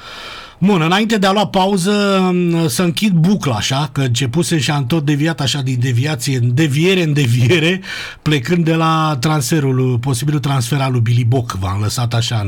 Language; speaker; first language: Romanian; native; Romanian